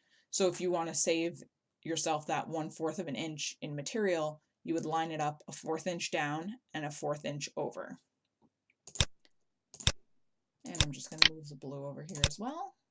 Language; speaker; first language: English; native; English